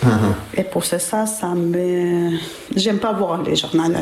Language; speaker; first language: French; non-native, learner; Albanian